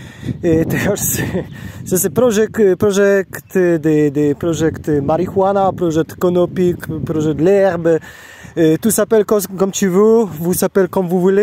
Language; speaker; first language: French; non-native, learner; Polish